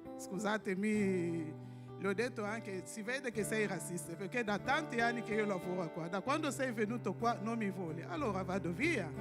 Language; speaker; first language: Italian; non-native, fluent; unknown